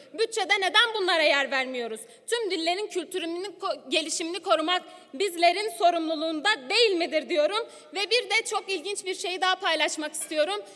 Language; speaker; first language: Turkish; non-native, local second language; Kurdish